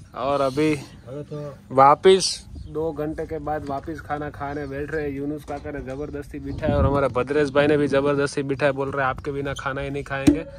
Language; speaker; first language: Hindi; non-native, local second language; Gujarati